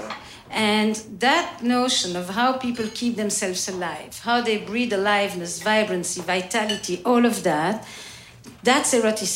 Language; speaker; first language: English; non-native, fluent; French